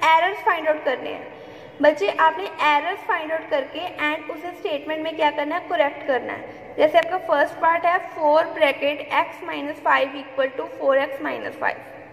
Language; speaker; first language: Hindi; non-native, local second language; Punjabi